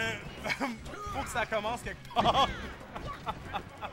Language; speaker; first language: French; native; French